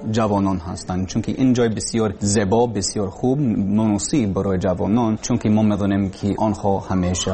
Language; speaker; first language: Persian; non-native, learner; English